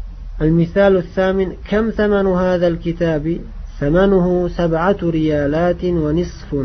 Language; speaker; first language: Arabic; non-native, fluent; Uzbek